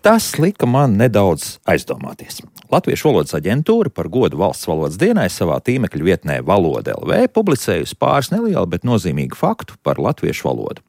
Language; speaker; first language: Latvian; native; Latvian